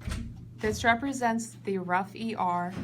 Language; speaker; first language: English; native; English